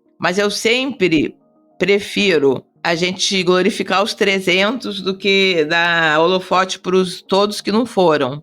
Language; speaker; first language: Portuguese; native; Portuguese